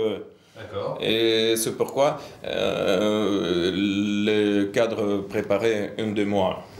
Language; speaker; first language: French; non-native, learner; Russian